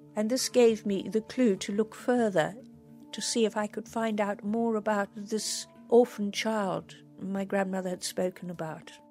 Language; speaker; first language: English; native; English